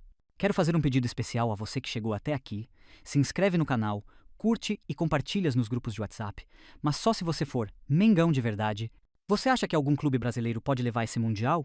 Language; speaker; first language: Portuguese; native; Portuguese